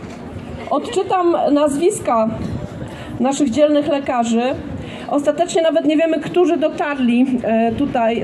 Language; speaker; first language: Polish; native; Polish